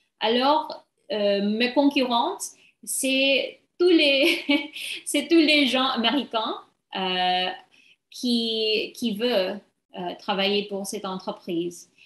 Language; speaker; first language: French; non-native, learner; English